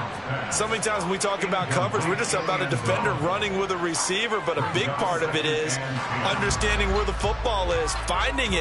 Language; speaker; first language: English; native; English